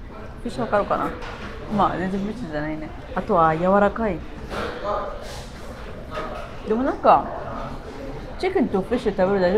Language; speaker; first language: Japanese; non-native, learner; Arabic